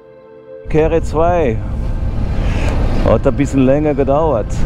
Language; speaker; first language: German; non-native, fluent; French